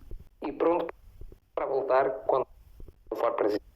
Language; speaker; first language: Portuguese; non-native, fluent; Italian